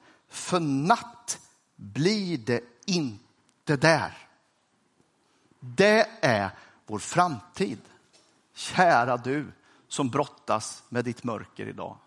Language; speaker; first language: Swedish; native; Swedish